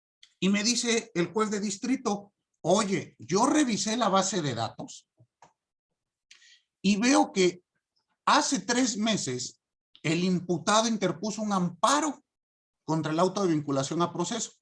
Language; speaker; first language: Spanish; native; Spanish